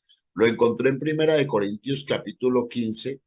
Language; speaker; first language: Spanish; native; Spanish